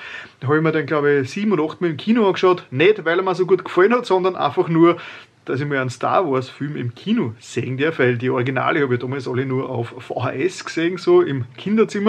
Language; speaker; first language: German; native; German